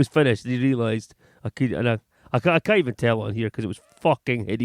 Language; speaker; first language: English; native; English